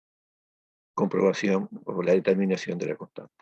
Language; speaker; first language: Spanish; native; Spanish